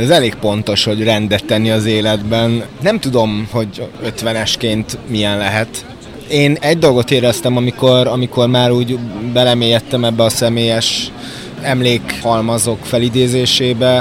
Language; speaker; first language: Hungarian; native; Hungarian